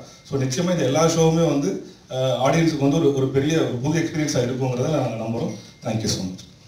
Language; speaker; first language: Tamil; native; Tamil